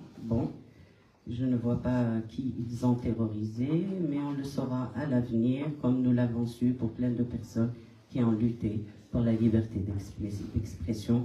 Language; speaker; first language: French; non-native, local second language; Kabyle